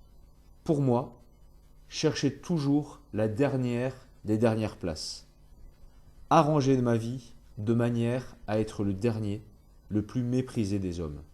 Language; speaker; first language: French; native; French